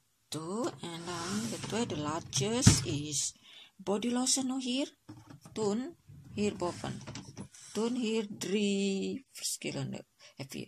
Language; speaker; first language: Dutch; non-native, learner; Indonesian